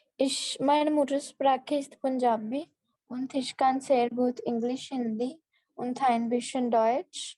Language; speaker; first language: German; non-native, learner; Punjabi